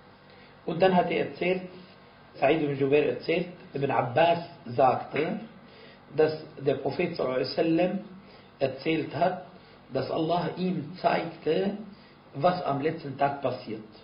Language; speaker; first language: German; non-native, fluent; Arabic